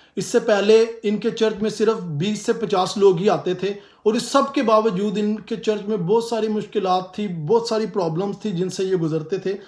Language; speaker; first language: Urdu; non-native, local second language; Punjabi